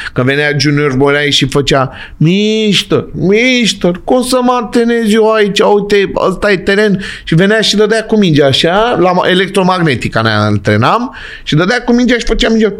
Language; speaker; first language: Romanian; native; Romanian